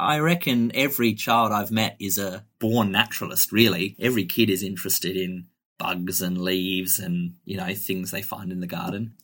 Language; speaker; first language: English; native; English